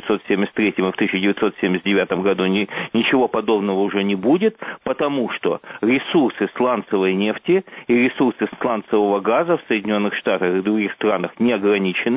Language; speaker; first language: Russian; native; Russian